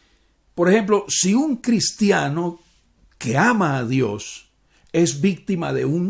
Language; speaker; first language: Spanish; native; Spanish